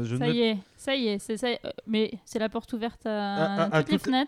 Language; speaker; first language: French; native; French